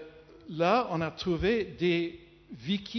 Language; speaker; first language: French; non-native, fluent; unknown